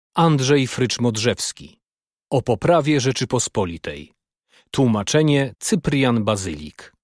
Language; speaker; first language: Polish; native; Polish